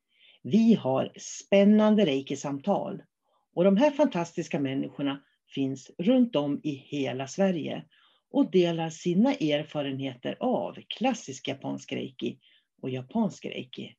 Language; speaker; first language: Swedish; native; Swedish